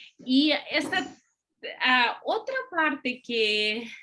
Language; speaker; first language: Spanish; non-native, fluent; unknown